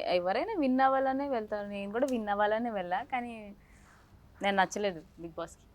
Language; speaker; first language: Telugu; native; Telugu